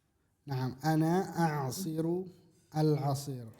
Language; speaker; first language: Arabic; non-native, fluent; Indonesian